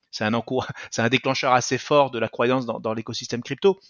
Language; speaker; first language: French; early bilingual, other home language; Spanish